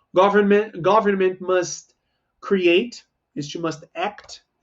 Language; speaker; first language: English; non-native, fluent; Portuguese